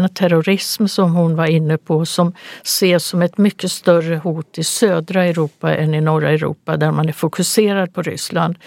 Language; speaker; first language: Swedish; native; Swedish